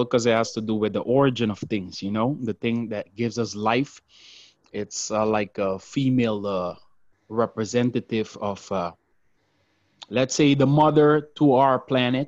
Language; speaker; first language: English; non-native, fluent; Papiamento